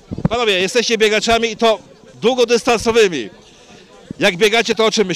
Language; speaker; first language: Polish; native; Polish